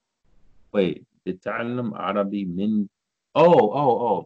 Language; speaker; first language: Arabic; non-native, learner; English